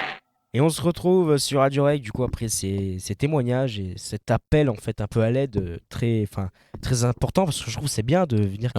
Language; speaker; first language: French; native; French